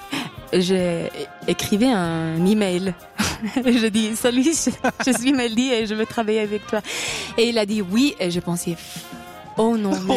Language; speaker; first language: French; non-native, local second language; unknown